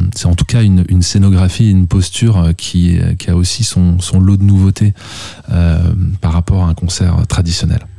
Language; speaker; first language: French; native; French